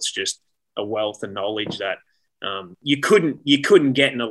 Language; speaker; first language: English; native; English